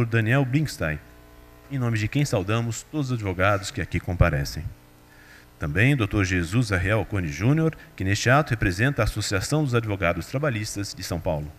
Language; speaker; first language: Portuguese; native; Portuguese